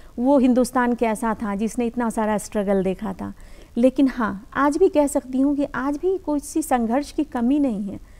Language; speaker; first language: Hindi; native; Hindi